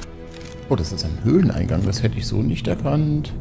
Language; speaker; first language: German; native; German